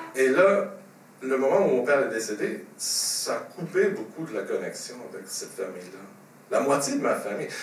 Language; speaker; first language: French; native; French